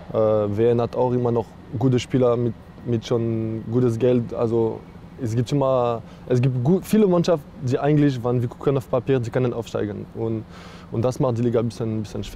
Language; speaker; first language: German; non-native, learner; French